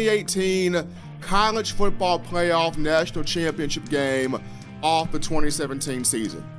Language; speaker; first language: English; native; English